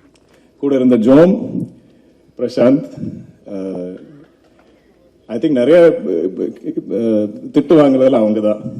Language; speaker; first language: Tamil; non-native, local second language; Malayalam